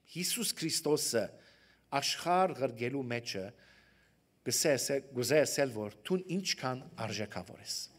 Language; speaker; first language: Armenian; early bilingual, heritage; Armenian